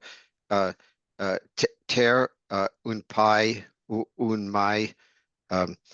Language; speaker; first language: Portuguese; non-native, learner; English